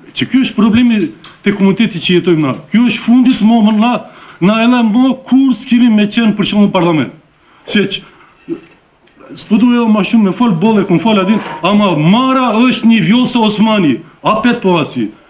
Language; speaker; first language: Albanian; non-native, local second language; Turkish